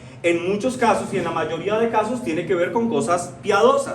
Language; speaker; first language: Spanish; native; Spanish